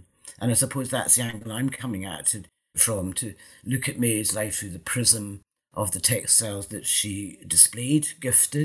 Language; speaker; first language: English; native; English